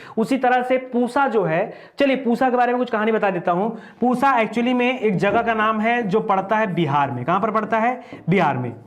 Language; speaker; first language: Hindi; native; Hindi